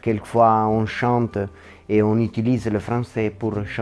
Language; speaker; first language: French; non-native, local second language; Italian